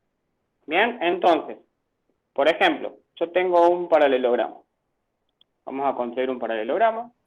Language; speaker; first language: Spanish; native; Spanish